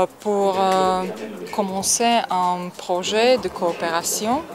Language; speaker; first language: French; non-native, fluent; Slovak